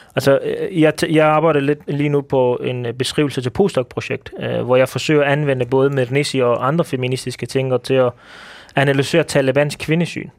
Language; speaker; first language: Danish; early bilingual, other home language; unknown